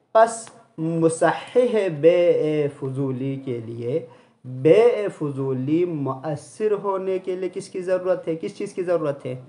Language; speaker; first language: Urdu; non-native, local second language; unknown